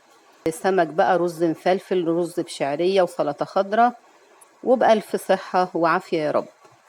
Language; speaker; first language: Arabic; native; Arabic